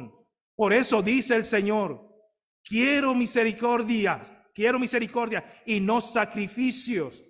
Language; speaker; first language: Spanish; native; Spanish